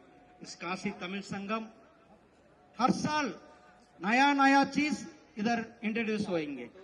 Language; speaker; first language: Hindi; non-native, local second language; Tamil